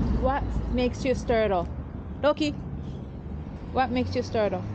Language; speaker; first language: English; non-native, fluent; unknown